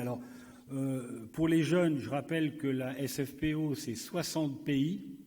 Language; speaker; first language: French; native; French